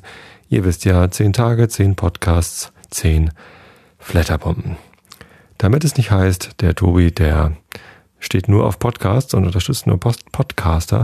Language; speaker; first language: German; native; German